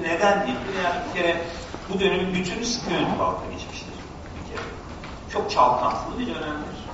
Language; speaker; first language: Turkish; native; Turkish